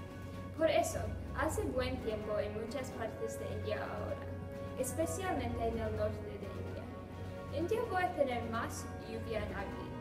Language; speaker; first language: Spanish; non-native, learner; English